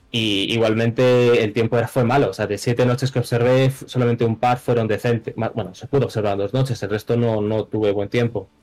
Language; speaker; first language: Spanish; native; Spanish